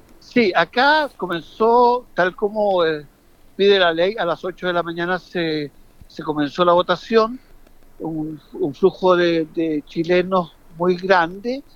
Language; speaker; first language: Spanish; native; Spanish